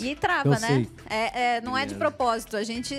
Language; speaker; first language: Portuguese; native; Portuguese